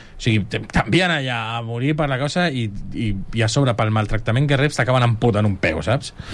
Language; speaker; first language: Catalan; native; Catalan